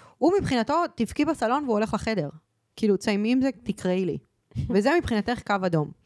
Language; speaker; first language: Hebrew; early bilingual, other home language; Spanish